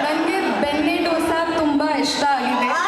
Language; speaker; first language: Kannada; non-native, learner; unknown